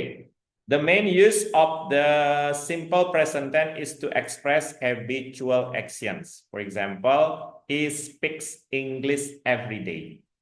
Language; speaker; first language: English; non-native, fluent; Indonesian